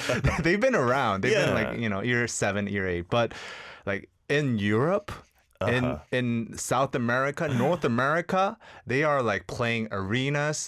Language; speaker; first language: English; early bilingual, other home language; Korean